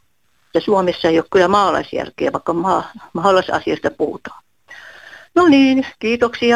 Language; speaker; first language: Finnish; native; Finnish